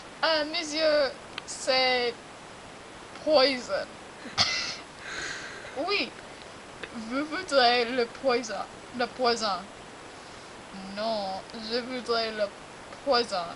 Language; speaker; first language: French; non-native, learner; English